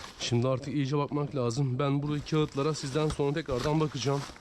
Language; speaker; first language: Turkish; native; Turkish